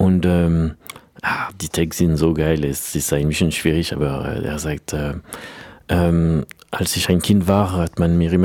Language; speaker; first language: German; non-native, learner; French